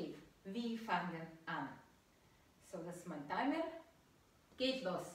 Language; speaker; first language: German; non-native, learner; Russian